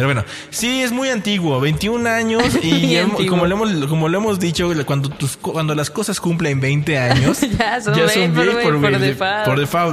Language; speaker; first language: Spanish; native; Spanish